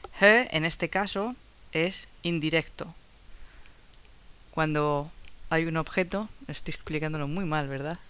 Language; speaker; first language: Spanish; non-native, fluent; English